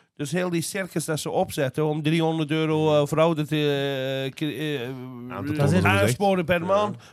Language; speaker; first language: Dutch; non-native, fluent; Azerbaijani